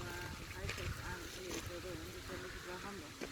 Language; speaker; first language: Dutch; native; Dutch